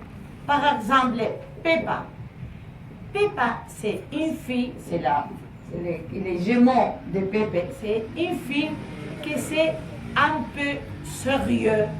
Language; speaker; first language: French; non-native, learner; Spanish